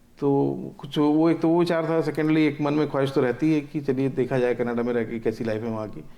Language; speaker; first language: Hindi; native; Hindi